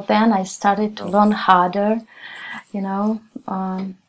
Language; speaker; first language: English; non-native, fluent; Russian